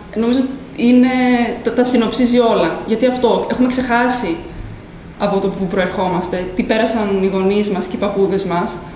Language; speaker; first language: Greek; early bilingual, other home language; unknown